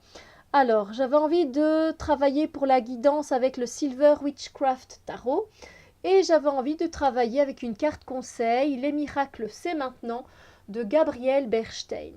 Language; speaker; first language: French; native; French